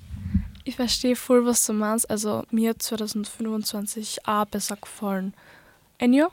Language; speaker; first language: German; native; German